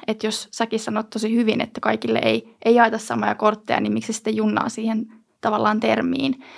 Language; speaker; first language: Finnish; native; Finnish